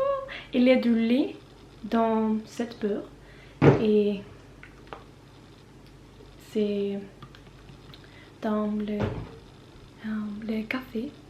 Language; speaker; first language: French; non-native, learner; Norwegian